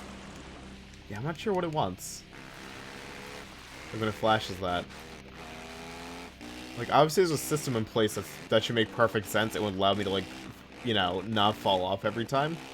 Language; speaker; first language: English; native; English